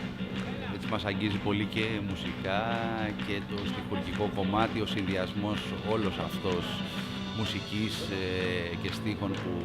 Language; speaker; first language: Greek; native; Greek